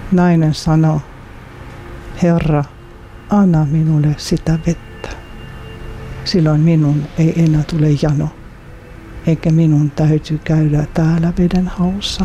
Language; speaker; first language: Finnish; non-native, fluent; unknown